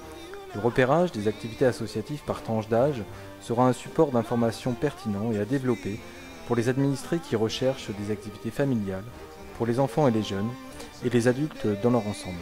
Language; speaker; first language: French; native; French